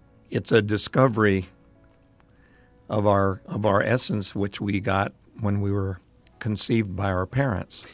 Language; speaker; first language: English; native; English